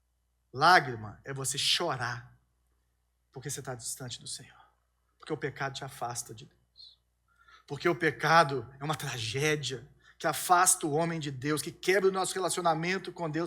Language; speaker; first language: Portuguese; native; Portuguese